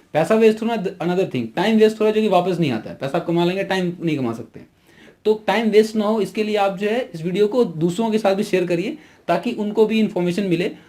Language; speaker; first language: Hindi; native; Hindi